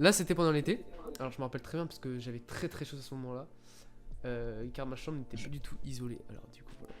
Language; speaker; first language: French; native; French